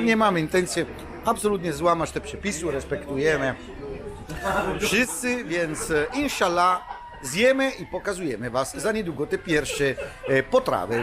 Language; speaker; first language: Polish; non-native, fluent; Italian